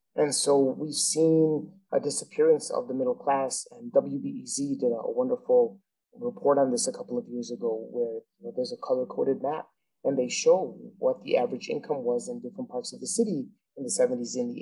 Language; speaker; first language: English; native; English